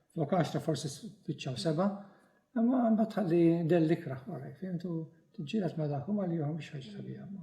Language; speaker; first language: Maltese; native; Maltese